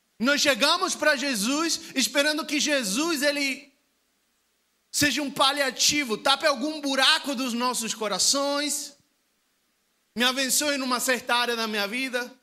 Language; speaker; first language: Portuguese; non-native, fluent; Spanish